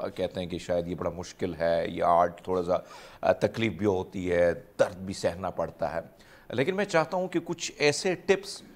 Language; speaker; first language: Urdu; non-native, local second language; Punjabi